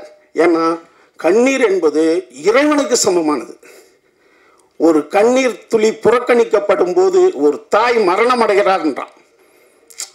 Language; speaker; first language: Tamil; native; Tamil